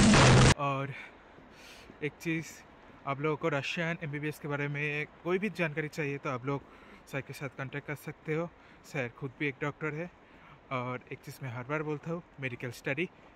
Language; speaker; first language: Hindi; non-native, local second language; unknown